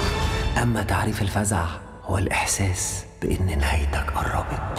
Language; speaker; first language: Arabic; native; Arabic